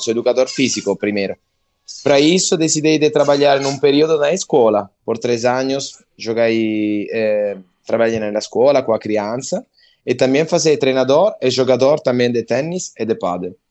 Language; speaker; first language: Portuguese; non-native, learner; Italian